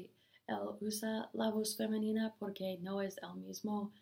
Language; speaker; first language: Spanish; non-native, learner; English